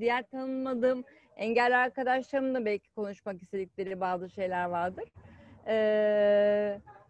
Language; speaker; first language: Turkish; native; Turkish